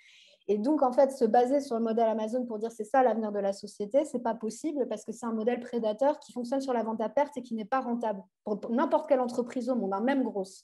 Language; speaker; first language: French; native; French